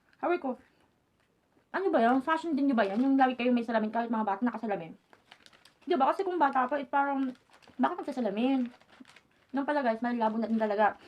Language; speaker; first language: Filipino; native; Filipino